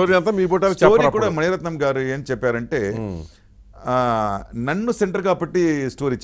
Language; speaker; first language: Telugu; non-native, local second language; Tamil